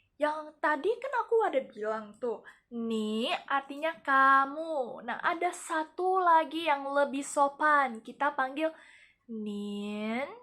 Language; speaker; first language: Indonesian; native; Indonesian